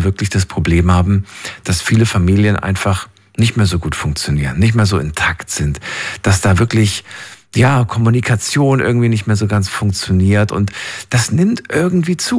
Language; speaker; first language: German; native; German